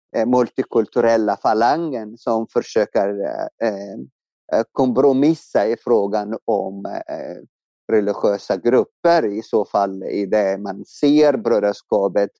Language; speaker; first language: Swedish; non-native, fluent; Arabic